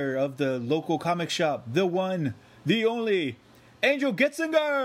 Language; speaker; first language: English; native; English